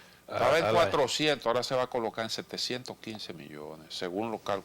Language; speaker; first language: Spanish; native; Spanish